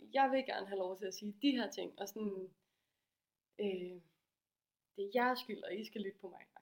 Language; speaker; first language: Danish; native; Danish